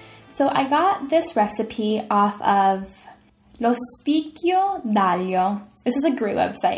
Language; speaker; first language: English; native; English